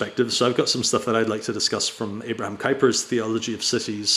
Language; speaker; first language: English; native; English